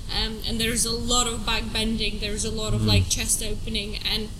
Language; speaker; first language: English; non-native, fluent; Russian